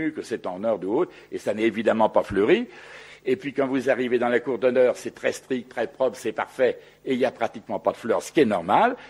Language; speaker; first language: French; native; French